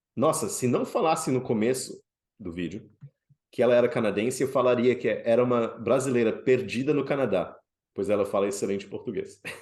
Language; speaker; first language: Portuguese; native; Portuguese